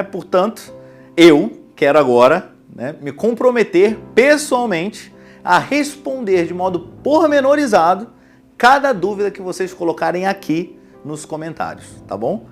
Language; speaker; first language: Portuguese; native; Portuguese